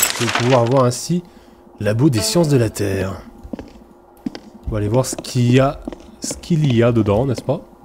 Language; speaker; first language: French; native; French